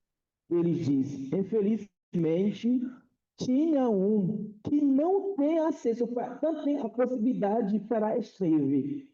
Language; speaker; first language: Portuguese; non-native, fluent; Haitian Creole